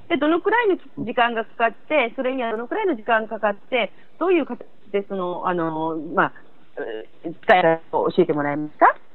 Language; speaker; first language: Japanese; native; Japanese